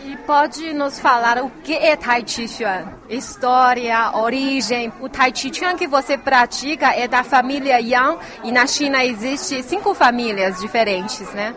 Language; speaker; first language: Portuguese; non-native, fluent; Chinese